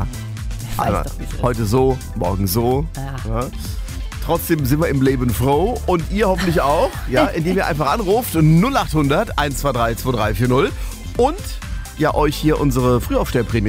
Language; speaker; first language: German; native; German